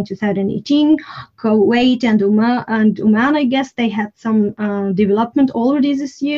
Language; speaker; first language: English; non-native, fluent; Arabic